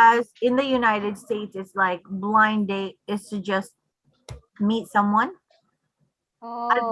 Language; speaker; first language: English; non-native, local second language; Filipino